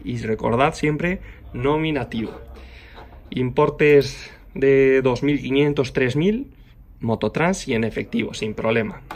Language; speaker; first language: Spanish; native; Spanish